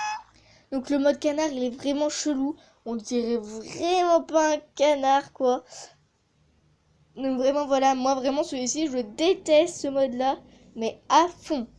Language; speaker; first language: French; native; French